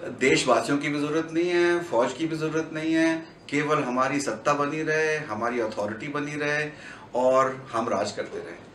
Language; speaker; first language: Hindi; native; Hindi